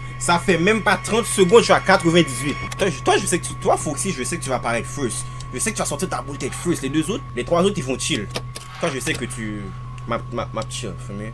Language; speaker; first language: French; native; French